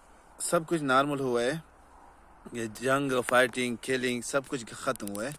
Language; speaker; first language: Hindi; non-native, learner; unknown